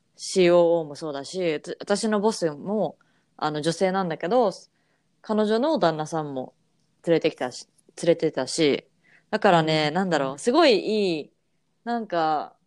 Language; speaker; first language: Japanese; native; Japanese